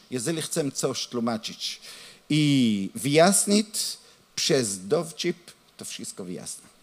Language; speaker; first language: Polish; non-native, learner; Hebrew